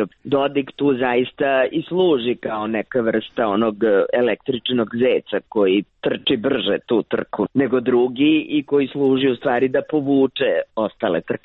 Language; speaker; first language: Croatian; native; Croatian